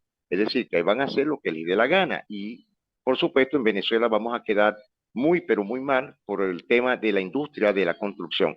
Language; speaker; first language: Spanish; native; Spanish